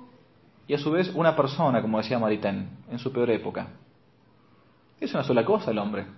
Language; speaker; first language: Spanish; native; Spanish